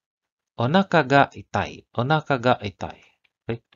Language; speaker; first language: Japanese; non-native, learner; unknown